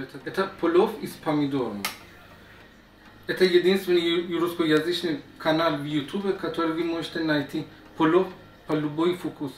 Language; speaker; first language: Russian; non-native, learner; Persian